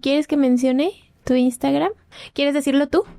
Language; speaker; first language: Spanish; native; Spanish